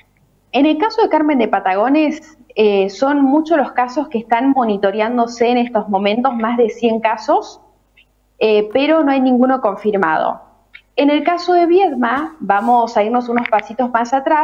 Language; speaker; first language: Spanish; native; Spanish